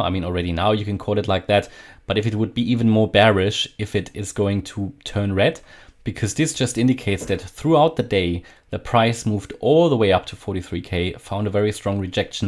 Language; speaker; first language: English; non-native, fluent; German